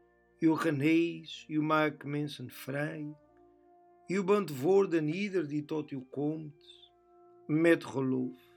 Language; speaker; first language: Dutch; non-native, fluent; Portuguese